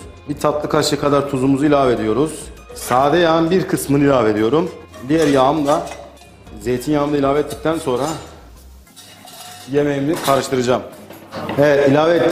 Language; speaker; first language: Turkish; native; Turkish